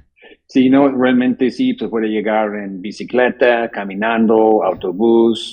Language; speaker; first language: Spanish; non-native, fluent; English